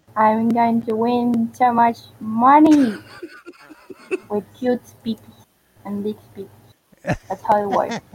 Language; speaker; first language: English; non-native, fluent; Spanish